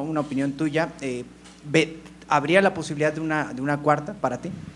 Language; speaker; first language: Spanish; native; Spanish